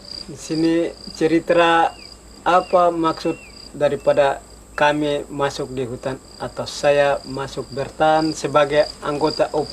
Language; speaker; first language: Indonesian; non-native, local second language; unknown